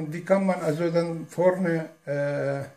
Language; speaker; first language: German; non-native, learner; Turkish